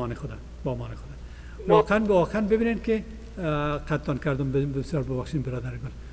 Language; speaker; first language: Persian; native; Persian